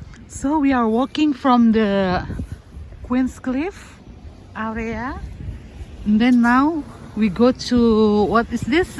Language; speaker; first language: English; non-native, learner; Indonesian